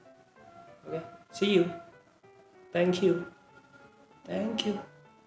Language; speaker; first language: English; non-native, learner; Indonesian